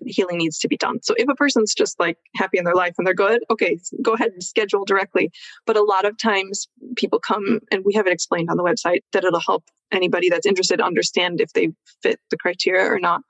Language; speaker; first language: English; native; English